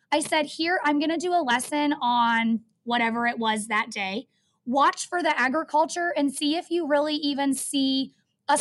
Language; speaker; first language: English; native; English